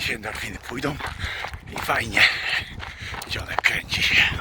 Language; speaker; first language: Polish; native; Polish